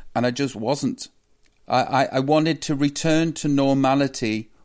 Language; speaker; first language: English; native; English